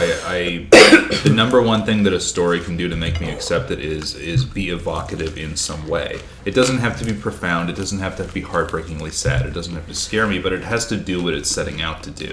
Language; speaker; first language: English; native; English